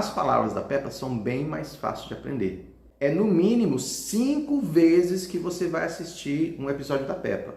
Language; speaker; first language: Portuguese; early bilingual, heritage; Portuguese